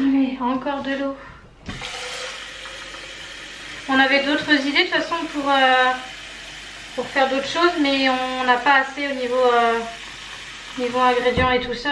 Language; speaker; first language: French; native; French